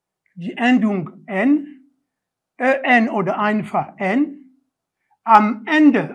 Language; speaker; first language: German; non-native, learner; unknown